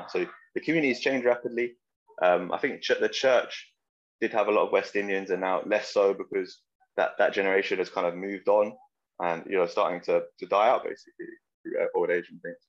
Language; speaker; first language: English; native; English